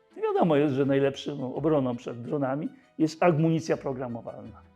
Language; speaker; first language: Polish; native; Polish